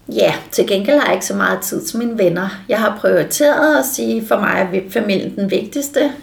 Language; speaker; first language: Danish; native; Danish